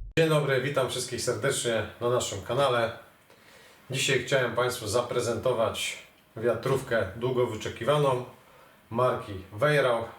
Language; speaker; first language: Polish; native; Polish